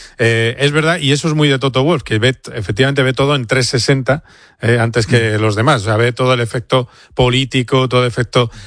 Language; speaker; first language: Spanish; native; Spanish